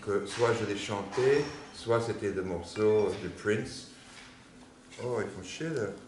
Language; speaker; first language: French; non-native, fluent; English